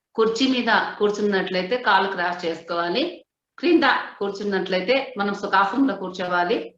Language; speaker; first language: Telugu; non-native, local second language; Hindi